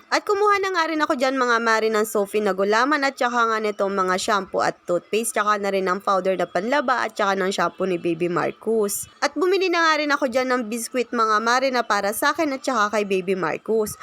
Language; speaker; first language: Filipino; native; Filipino